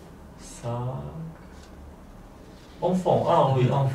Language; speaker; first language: French; non-native, learner; Polish